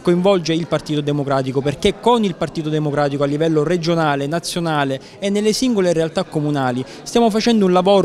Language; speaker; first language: Italian; native; Italian